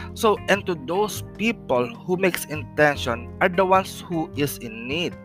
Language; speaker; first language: English; non-native, local second language; Filipino